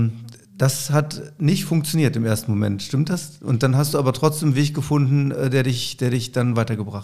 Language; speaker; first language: German; native; German